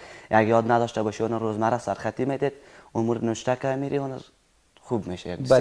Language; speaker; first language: Persian; native; Persian